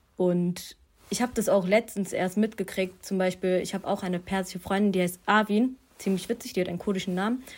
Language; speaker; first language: German; early bilingual, other home language; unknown